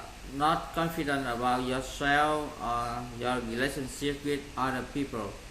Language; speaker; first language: English; non-native, learner; Vietnamese